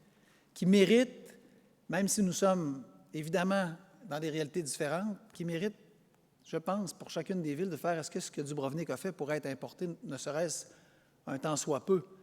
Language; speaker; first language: French; native; French